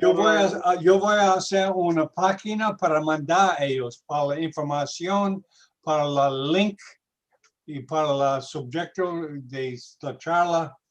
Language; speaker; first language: Spanish; non-native, learner; English